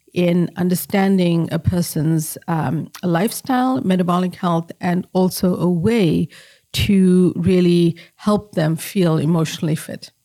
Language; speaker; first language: English; native; English